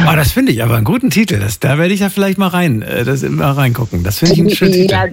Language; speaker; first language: German; native; German